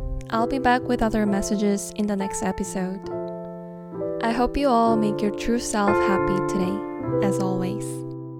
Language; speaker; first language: English; non-native, fluent; Korean